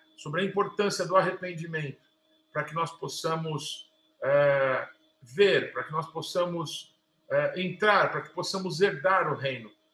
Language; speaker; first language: Portuguese; native; Portuguese